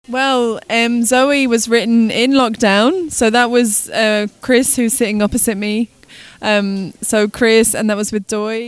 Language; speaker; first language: English; native; English